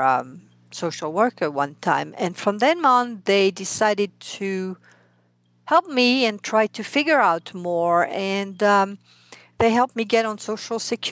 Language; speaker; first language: English; non-native, fluent; French